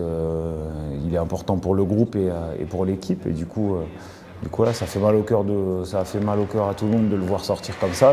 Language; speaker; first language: French; native; French